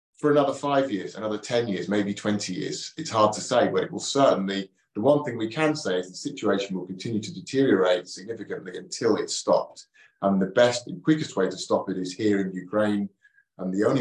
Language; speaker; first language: English; native; English